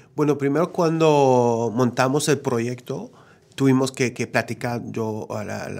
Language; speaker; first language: Spanish; non-native, fluent; French